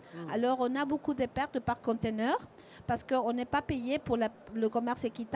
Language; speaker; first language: French; non-native, fluent; Spanish